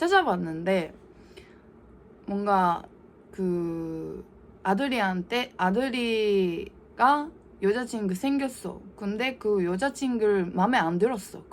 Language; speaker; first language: Korean; non-native, learner; Japanese